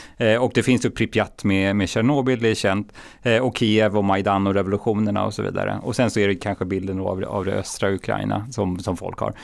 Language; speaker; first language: Swedish; native; Swedish